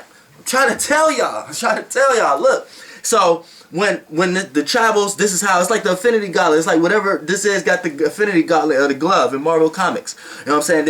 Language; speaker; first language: English; native; English